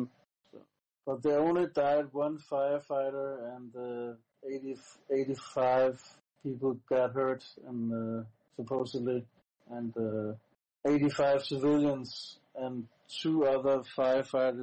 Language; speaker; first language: English; non-native, fluent; Danish